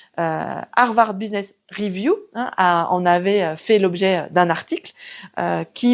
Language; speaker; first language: French; native; French